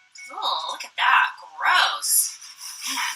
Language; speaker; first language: English; native; English